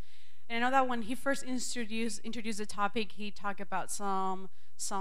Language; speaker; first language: English; non-native, fluent; Spanish